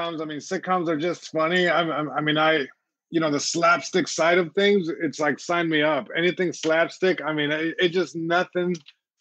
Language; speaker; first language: English; early bilingual, other home language; Spanish